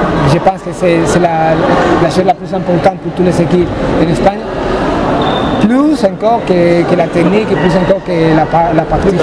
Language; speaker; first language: French; non-native, fluent; Spanish